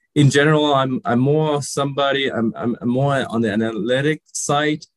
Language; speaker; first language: English; early bilingual, other home language; Sinhala